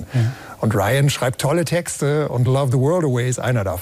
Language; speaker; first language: German; native; German